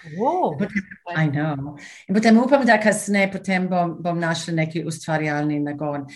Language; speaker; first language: Slovenian; non-native, fluent; English